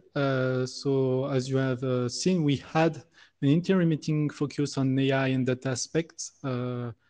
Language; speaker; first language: English; non-native, fluent; French